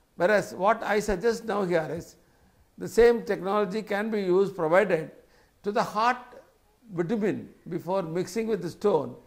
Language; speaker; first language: English; non-native, local second language; Tamil